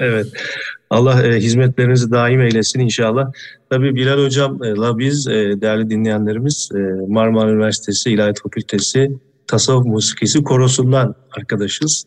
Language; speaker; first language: Turkish; native; Turkish